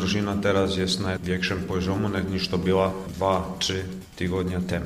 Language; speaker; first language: Polish; non-native, fluent; Croatian